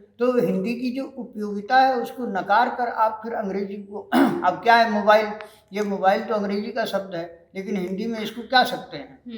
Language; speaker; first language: Hindi; native; Hindi